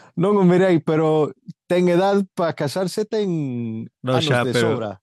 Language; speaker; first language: Galician; early bilingual, heritage; Galician